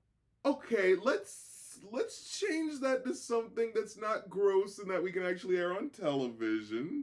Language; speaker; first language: English; native; English